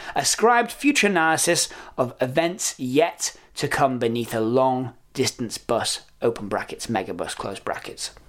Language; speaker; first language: English; native; English